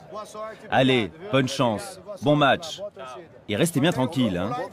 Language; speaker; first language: French; native; French